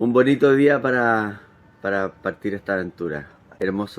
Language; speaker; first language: Spanish; native; Spanish